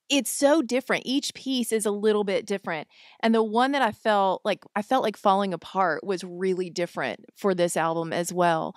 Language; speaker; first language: English; native; English